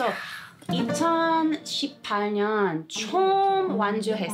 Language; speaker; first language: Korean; non-native, learner; English